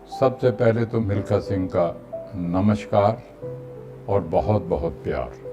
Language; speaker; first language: Urdu; non-native, local second language; Punjabi